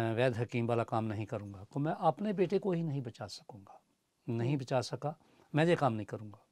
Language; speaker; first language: Hindi; native; Hindi